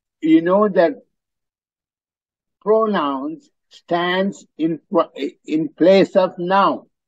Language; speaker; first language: English; non-native, fluent; Tamil